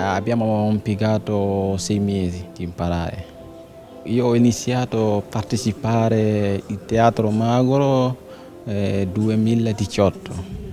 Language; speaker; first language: Italian; non-native, learner; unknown